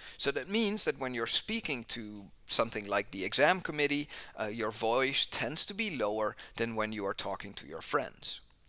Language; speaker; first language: English; non-native, fluent; Dutch